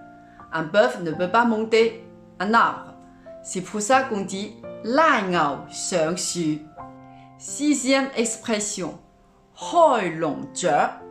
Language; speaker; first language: French; non-native, fluent; Cantonese